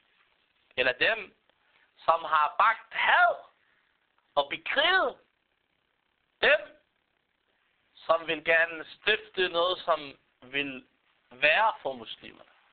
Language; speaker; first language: Danish; non-native, fluent; Arabic